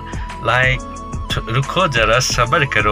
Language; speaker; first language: Hindi; non-native, learner; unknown